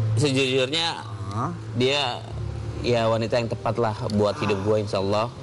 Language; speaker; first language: Indonesian; native; Indonesian